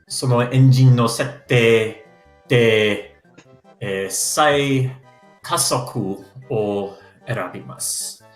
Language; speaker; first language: Japanese; non-native, learner; English